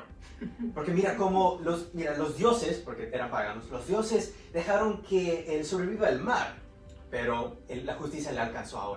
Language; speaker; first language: Spanish; early bilingual, heritage; Spanish